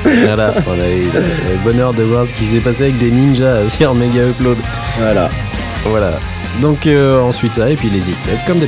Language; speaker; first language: French; native; French